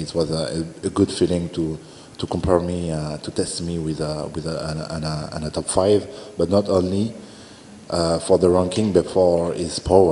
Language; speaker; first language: English; non-native, learner; French